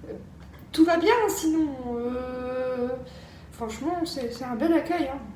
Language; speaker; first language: French; native; French